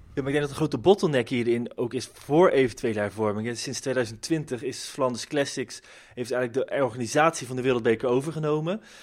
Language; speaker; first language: Dutch; native; Dutch